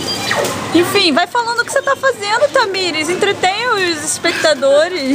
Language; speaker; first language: Portuguese; native; Portuguese